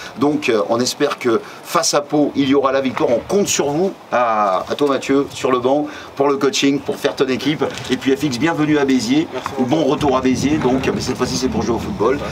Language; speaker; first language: French; native; French